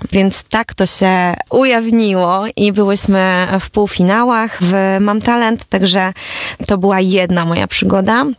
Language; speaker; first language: Polish; native; Polish